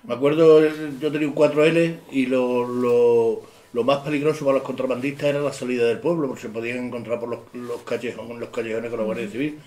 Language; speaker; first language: Spanish; native; Spanish